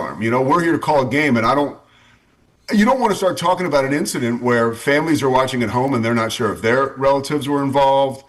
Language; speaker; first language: English; native; English